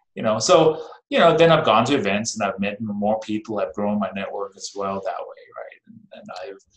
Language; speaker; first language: English; non-native, fluent; Danish